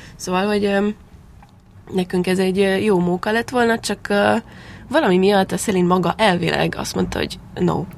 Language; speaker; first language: Hungarian; early bilingual, heritage; Hungarian